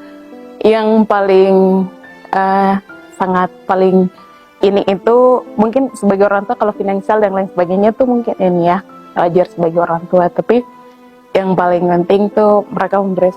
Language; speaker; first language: Indonesian; non-native, local second language; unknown